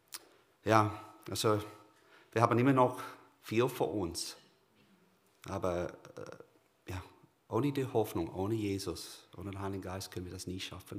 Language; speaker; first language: German; non-native, learner; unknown